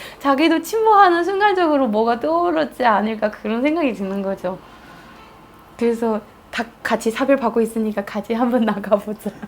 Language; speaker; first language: Korean; non-native, fluent; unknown